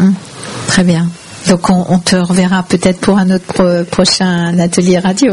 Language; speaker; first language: French; native; French